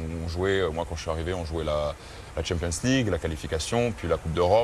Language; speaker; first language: French; native; French